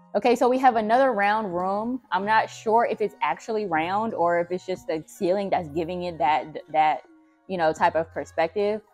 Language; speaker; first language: English; native; English